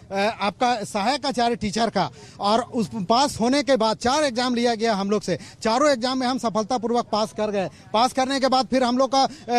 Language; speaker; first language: Hindi; native; Hindi